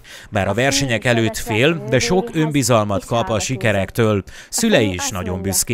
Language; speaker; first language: Hungarian; native; Hungarian